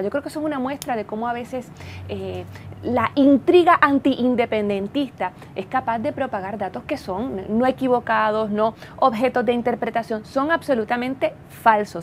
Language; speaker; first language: Spanish; native; Spanish